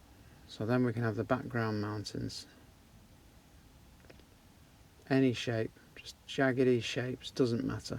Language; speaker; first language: English; native; English